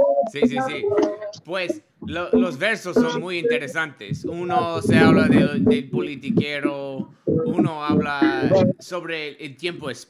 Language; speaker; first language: Spanish; non-native, learner; English